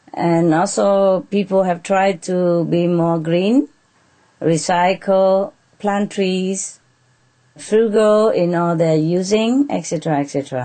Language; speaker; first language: English; non-native, fluent; Vietnamese